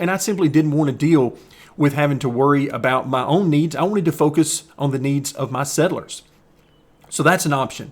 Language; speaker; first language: English; native; English